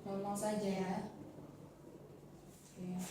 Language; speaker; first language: Indonesian; native; Indonesian